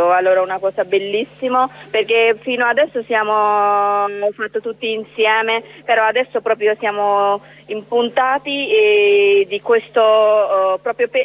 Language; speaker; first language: Italian; non-native, learner; Bangla